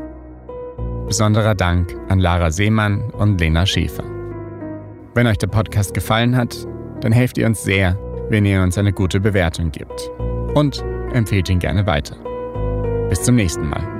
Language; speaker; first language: German; native; German